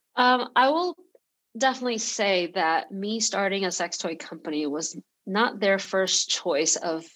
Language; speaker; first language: English; early bilingual, other home language; Chinese